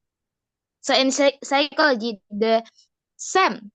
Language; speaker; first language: English; non-native, learner; Indonesian